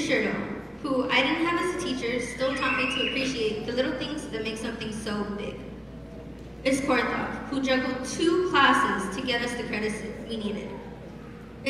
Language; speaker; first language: English; early bilingual, other home language; Spanish